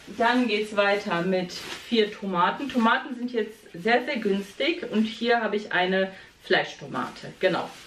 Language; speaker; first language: German; early bilingual, other home language; Polish